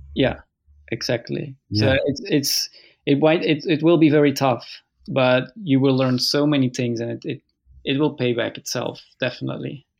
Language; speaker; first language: English; non-native, fluent; Dutch